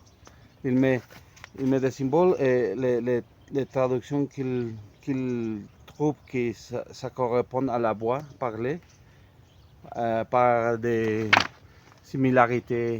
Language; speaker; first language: French; non-native, fluent; Spanish